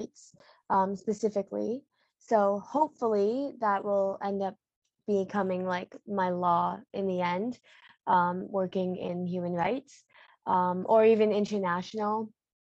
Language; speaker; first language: English; native; English